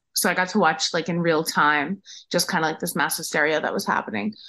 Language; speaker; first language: English; native; English